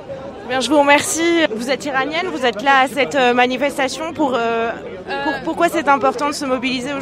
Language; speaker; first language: French; native; French